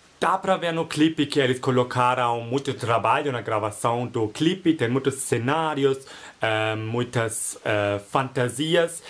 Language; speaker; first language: Portuguese; non-native, fluent; German